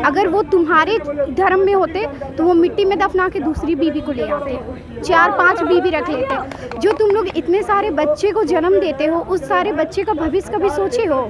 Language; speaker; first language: Hindi; native; Hindi